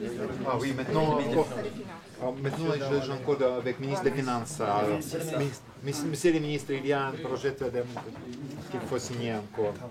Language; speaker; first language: French; non-native, fluent; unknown